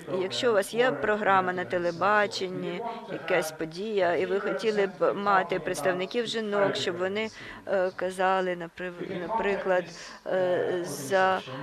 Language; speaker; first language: Ukrainian; non-native, fluent; Swedish